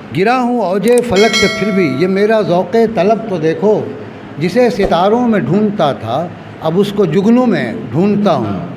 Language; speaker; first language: Urdu; native; Urdu